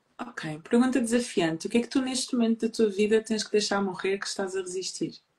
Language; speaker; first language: Portuguese; native; Portuguese